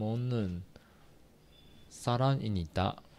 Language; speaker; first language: Korean; non-native, learner; Chinese